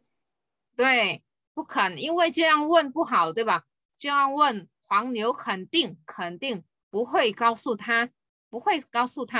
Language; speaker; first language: Chinese; non-native, fluent; Vietnamese